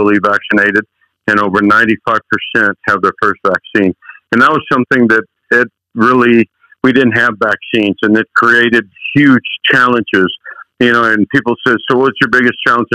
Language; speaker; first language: English; early bilingual, other home language; Spanish